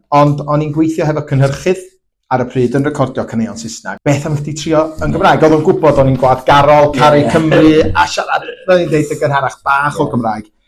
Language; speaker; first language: Welsh; non-native, local second language; English